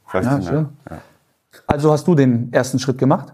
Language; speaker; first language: German; native; German